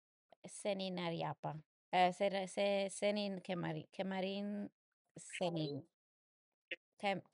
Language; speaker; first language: Indonesian; non-native, learner; English